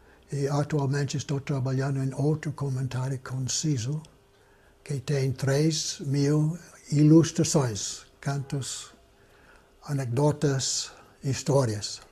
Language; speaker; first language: Portuguese; non-native, fluent; English